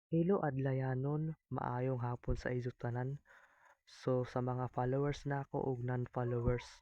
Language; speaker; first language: Cebuano; native; Cebuano